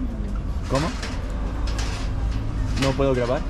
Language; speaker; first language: Spanish; non-native, fluent; English